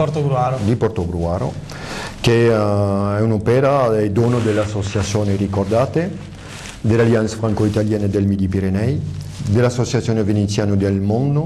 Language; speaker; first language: Italian; early bilingual, heritage; French